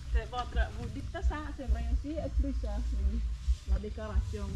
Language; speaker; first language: French; non-native, learner; Khmer